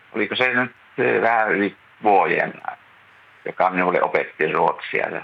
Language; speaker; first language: Finnish; native; Finnish